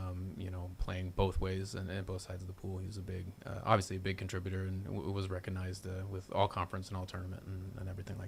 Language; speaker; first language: English; native; English